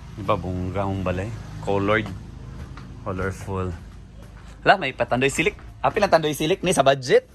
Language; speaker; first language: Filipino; non-native, local second language; Cebuano